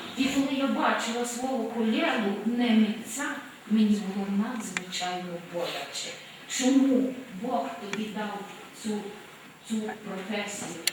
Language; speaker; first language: Ukrainian; native; Ukrainian